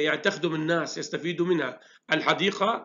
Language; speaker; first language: Arabic; native; Arabic